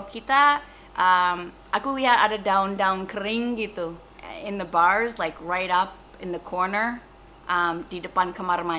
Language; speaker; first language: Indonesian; non-native, fluent; English